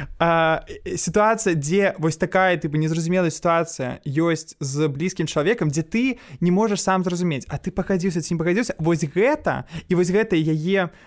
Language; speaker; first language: Belarusian; non-native, local second language; Russian